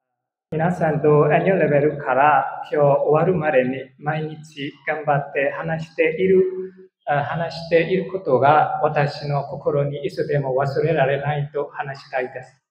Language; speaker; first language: Japanese; non-native, learner; Burmese